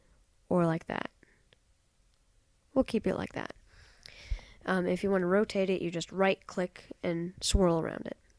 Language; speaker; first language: English; native; English